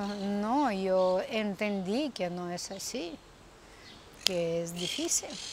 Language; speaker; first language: Spanish; non-native, learner; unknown